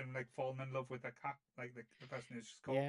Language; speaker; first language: English; native; English